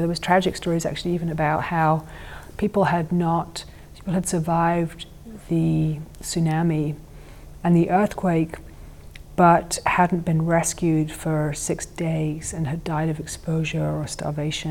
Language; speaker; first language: English; native; English